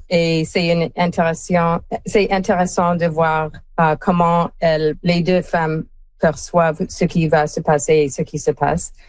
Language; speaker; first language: French; non-native, fluent; English